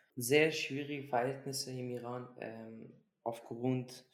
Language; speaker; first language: German; early bilingual, other home language; Persian